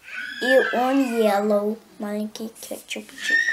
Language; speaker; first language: Russian; early bilingual, heritage; Russian